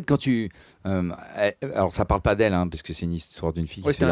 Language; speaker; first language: French; native; French